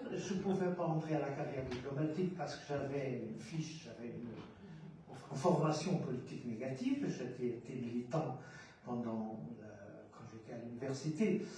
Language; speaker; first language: French; non-native, fluent; Portuguese